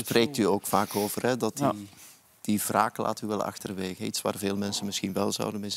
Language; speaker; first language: Dutch; native; Dutch